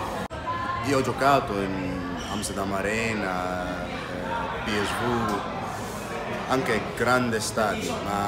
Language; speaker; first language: Italian; non-native, learner; Dutch